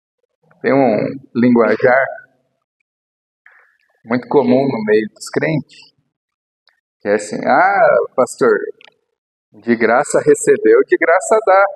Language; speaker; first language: Portuguese; native; Portuguese